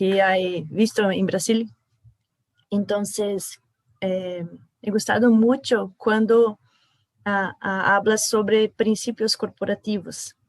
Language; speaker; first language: Spanish; non-native, fluent; Portuguese